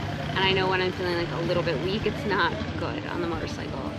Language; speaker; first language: English; native; English